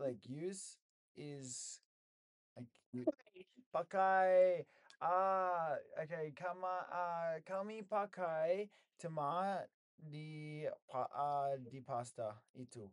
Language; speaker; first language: Indonesian; non-native, learner; English